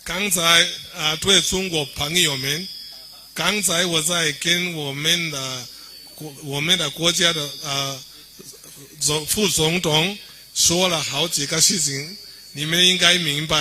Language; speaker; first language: Chinese; non-native, fluent; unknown